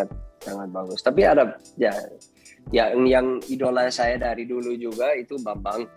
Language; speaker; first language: Indonesian; non-native, fluent; Dutch